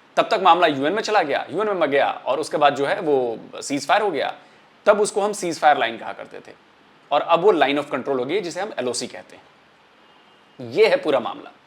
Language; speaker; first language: Hindi; native; Hindi